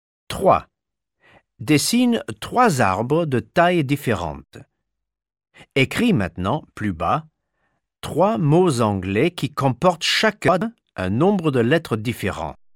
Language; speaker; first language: French; native; French